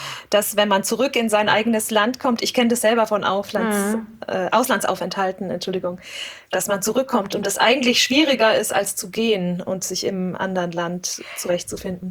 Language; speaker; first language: German; native; German